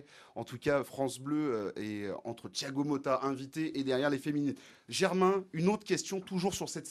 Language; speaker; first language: French; native; French